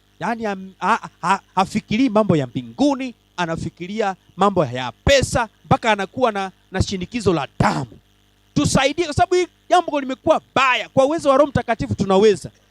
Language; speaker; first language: Swahili; non-native, local second language; Gusii